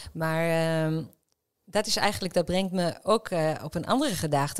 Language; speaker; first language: Dutch; non-native, fluent; Hebrew